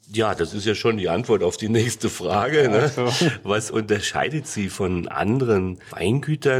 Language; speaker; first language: German; native; German